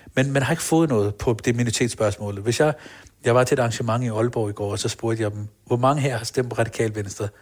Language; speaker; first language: Danish; early bilingual, other home language; Urdu